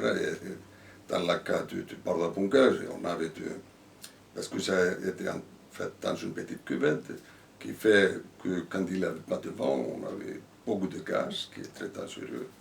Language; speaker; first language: French; non-native, fluent; Icelandic